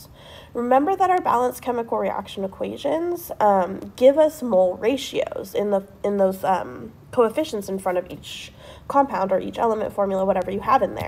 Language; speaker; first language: English; native; English